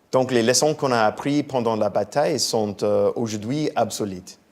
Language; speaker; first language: French; non-native, fluent; English